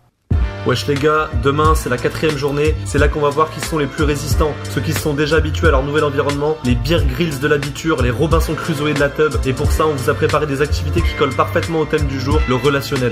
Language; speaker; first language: French; native; French